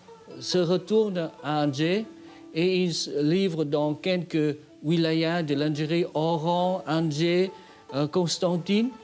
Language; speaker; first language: French; non-native, fluent; Vietnamese